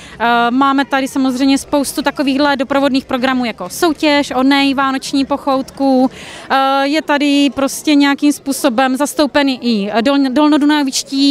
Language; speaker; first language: Czech; native; Czech